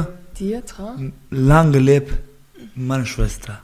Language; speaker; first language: German; non-native, learner; Baluchi